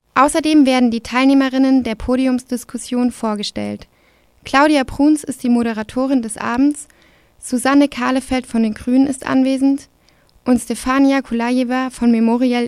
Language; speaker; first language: German; native; German